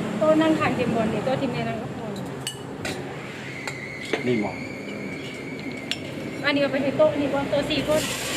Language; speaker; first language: Thai; non-native, local second language; Northeastern Thai